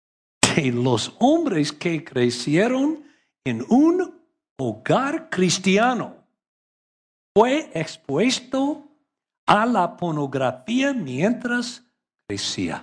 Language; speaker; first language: Spanish; non-native, learner; English